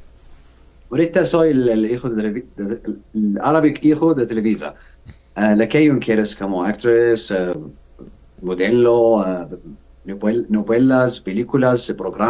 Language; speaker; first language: Spanish; non-native, learner; Arabic